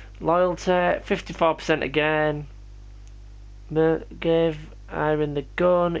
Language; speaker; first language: English; native; English